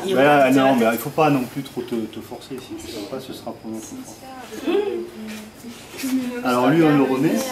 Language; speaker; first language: French; native; French